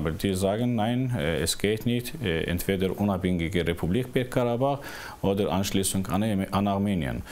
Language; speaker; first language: German; non-native, fluent; Azerbaijani